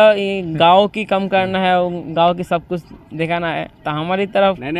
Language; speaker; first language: Hindi; non-native, learner; Bangla